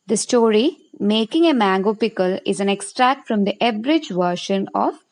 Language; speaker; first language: English; non-native, local second language; Malayalam